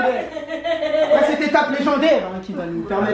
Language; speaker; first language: French; native; French